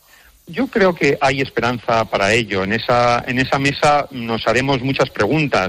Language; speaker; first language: Spanish; native; Spanish